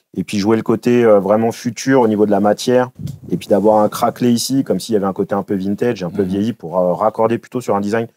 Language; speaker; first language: French; native; French